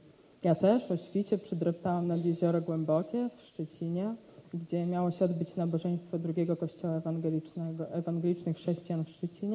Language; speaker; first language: Polish; native; Polish